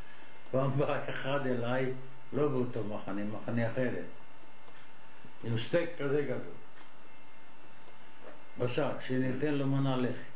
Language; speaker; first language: Hebrew; non-native, fluent; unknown